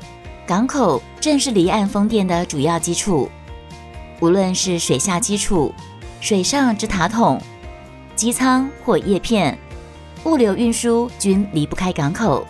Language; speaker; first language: Chinese; native; Chinese